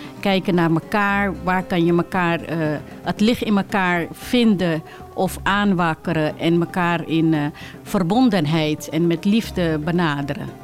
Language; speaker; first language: Dutch; early bilingual, other home language; Caribbean Hindustani